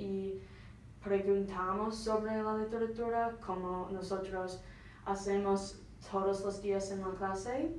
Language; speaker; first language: Spanish; non-native, learner; English